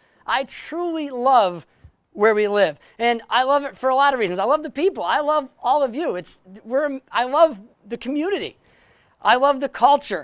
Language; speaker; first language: English; native; English